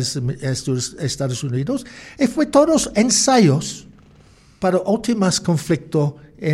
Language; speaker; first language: Spanish; non-native, learner; English